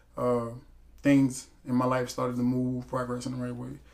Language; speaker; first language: English; native; English